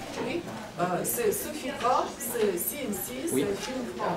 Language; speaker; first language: French; non-native, learner; Russian